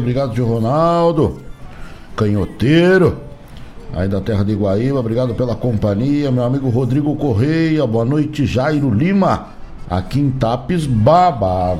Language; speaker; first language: Portuguese; native; Portuguese